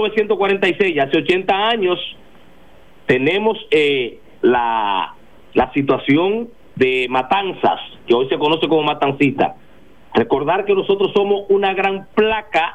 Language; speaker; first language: Spanish; native; Spanish